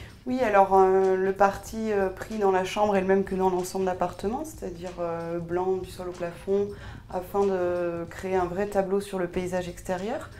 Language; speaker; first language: French; native; French